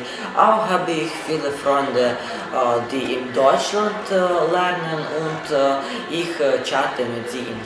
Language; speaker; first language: German; non-native, learner; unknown